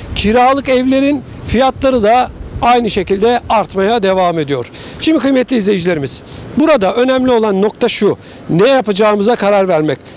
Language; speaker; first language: Turkish; native; Turkish